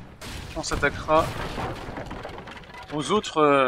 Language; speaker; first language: French; native; French